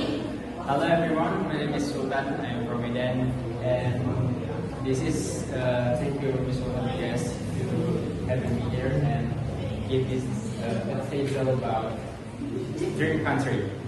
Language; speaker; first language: English; non-native, learner; Indonesian